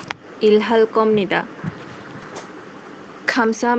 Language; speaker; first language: Korean; non-native, learner; Bangla